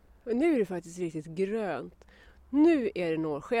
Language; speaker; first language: Swedish; native; Swedish